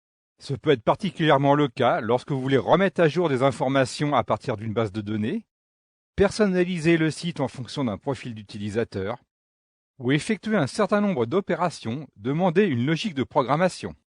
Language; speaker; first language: French; native; French